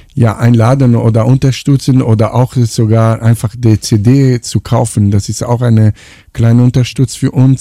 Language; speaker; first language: German; non-native, fluent; Italian